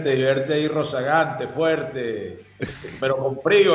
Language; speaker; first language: Spanish; native; Spanish